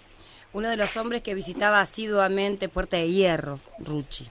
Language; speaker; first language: Spanish; native; Spanish